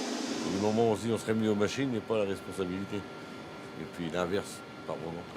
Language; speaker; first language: French; native; French